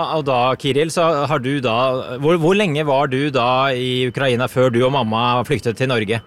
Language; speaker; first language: Norwegian; native; Norwegian